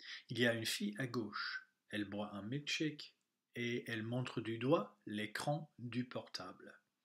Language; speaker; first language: French; non-native, fluent; English